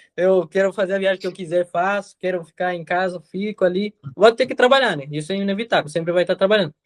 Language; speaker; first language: Portuguese; non-native, fluent; Spanish